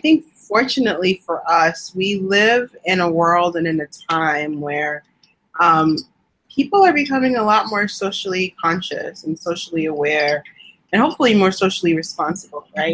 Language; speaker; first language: English; native; English